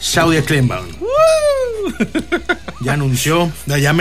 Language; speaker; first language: Spanish; native; Spanish